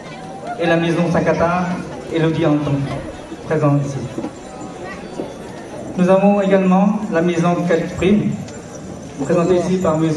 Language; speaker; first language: French; early bilingual, other home language; Hmong